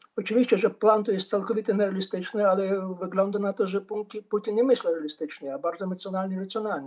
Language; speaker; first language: Polish; non-native, fluent; Ukrainian